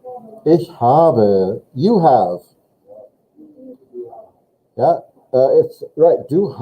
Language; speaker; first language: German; non-native, fluent; English